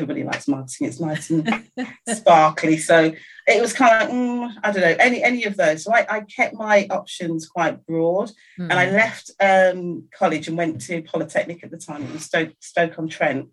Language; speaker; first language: English; native; English